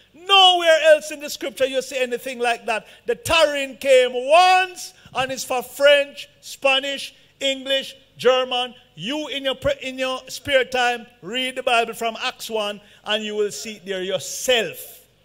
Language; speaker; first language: English; native; English